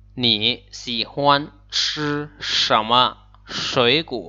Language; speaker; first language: Chinese; non-native, fluent; Lao